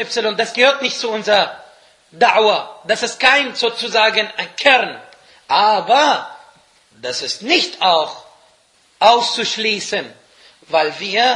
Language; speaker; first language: German; non-native, fluent; Arabic